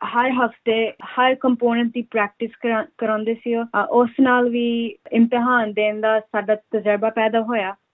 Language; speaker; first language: Punjabi; early bilingual, heritage; Punjabi